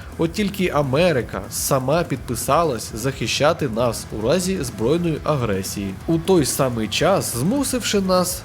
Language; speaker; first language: Ukrainian; native; Ukrainian